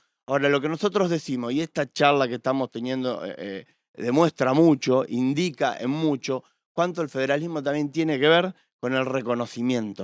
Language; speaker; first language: Spanish; native; Spanish